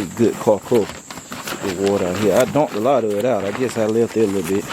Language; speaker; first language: English; native; English